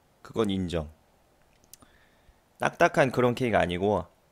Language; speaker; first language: Korean; native; Korean